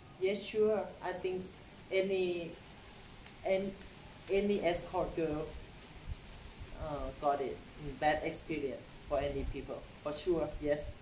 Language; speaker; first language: English; non-native, learner; Thai